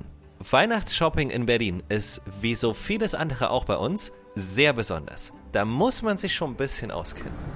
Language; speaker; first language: German; native; German